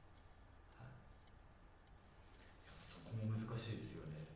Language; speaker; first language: Japanese; native; Japanese